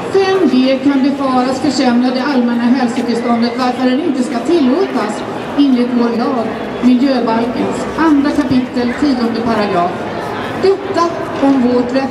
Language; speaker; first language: Swedish; native; Swedish